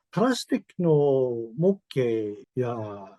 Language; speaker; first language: Japanese; non-native, learner; English